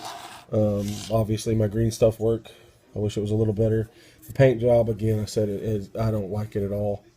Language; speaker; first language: English; native; English